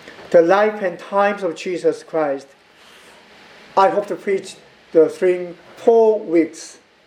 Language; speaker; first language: English; non-native, learner; Korean